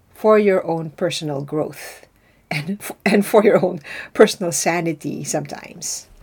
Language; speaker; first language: English; non-native, local second language; Filipino